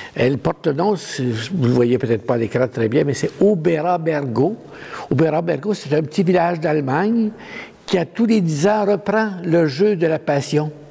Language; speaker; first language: French; native; French